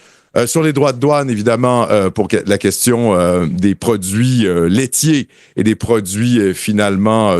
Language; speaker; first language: French; native; French